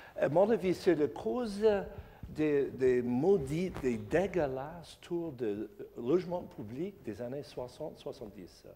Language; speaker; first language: French; non-native, learner; English